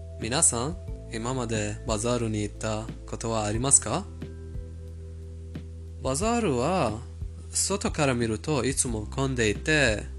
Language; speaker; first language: Japanese; non-native, fluent; Persian